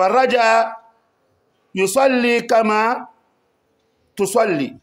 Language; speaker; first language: Arabic; non-native, fluent; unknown